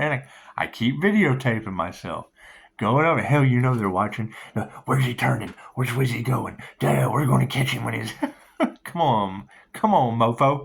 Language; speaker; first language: English; native; English